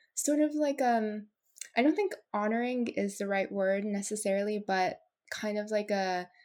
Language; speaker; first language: English; non-native, fluent; Japanese